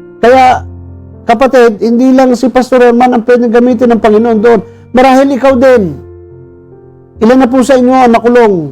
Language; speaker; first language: Filipino; native; Filipino